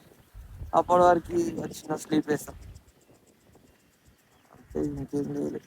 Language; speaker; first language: Telugu; native; Telugu